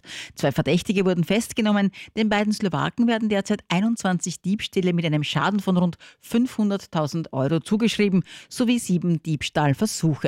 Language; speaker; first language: German; native; German